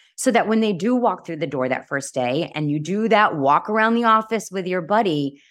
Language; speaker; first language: English; native; English